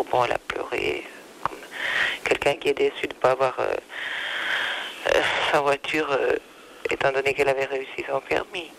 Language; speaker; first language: French; native; French